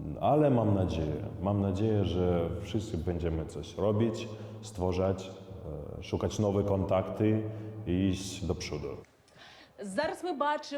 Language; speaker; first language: Polish; non-native, fluent; Belarusian